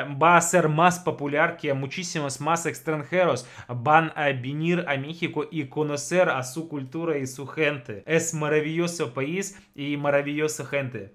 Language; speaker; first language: Spanish; non-native, fluent; Russian